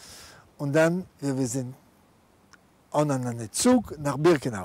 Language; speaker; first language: German; non-native, fluent; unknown